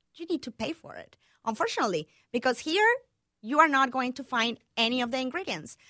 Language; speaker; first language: English; non-native, fluent; Spanish